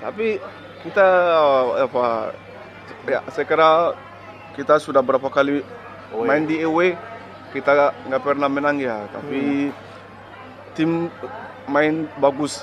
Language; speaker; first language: Indonesian; non-native, learner; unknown